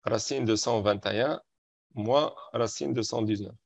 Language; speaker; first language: French; non-native, local second language; Arabic